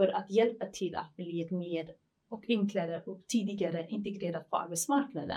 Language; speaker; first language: Swedish; non-native, fluent; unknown